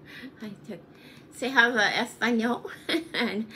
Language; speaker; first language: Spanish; non-native, learner; English